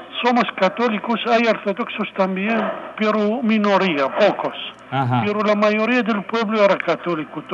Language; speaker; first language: Spanish; non-native, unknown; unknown